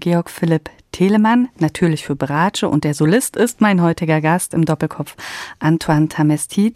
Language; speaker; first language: German; native; German